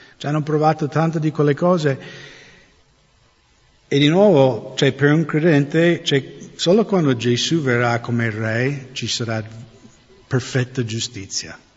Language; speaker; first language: Italian; non-native, fluent; English